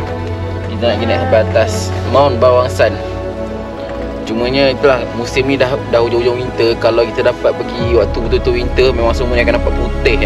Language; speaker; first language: Malay; native; Malay